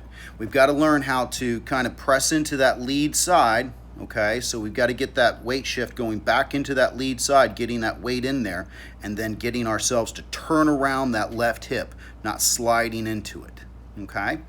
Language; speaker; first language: English; native; English